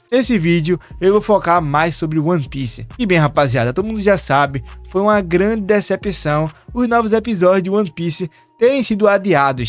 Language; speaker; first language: Portuguese; native; Portuguese